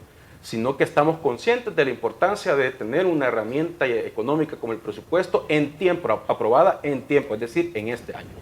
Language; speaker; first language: Spanish; native; Spanish